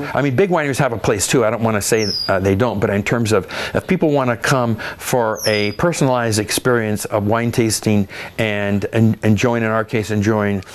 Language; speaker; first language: English; native; English